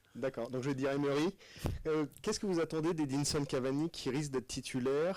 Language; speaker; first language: French; native; French